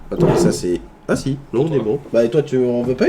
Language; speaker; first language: French; native; French